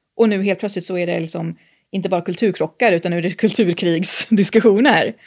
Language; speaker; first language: Swedish; native; Swedish